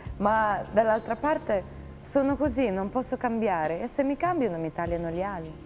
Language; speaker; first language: Italian; non-native, fluent; Russian